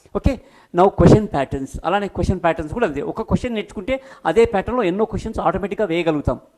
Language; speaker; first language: Telugu; non-native, local second language; Urdu